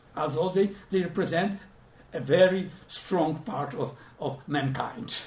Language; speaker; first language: English; non-native, fluent; Polish